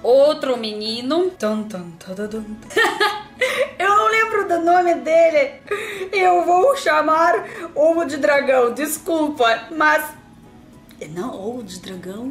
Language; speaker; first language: Portuguese; non-native, learner; Russian